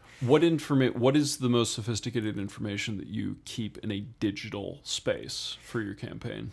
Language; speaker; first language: English; native; English